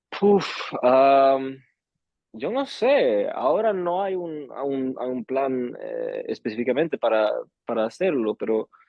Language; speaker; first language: Spanish; early bilingual, heritage; Swedish